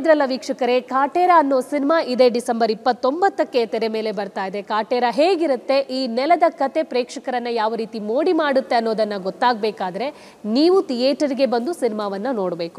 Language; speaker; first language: Kannada; native; Kannada